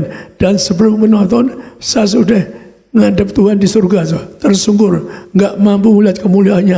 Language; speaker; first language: Indonesian; native; Indonesian